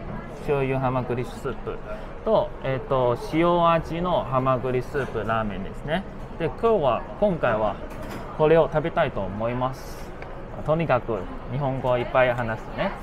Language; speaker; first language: Japanese; non-native, fluent; Cantonese